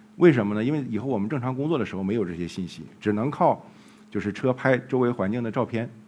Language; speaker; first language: Chinese; native; Chinese